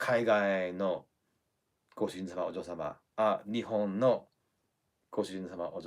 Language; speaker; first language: Japanese; non-native, learner; English